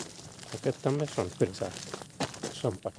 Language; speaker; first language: Catalan; non-native, learner; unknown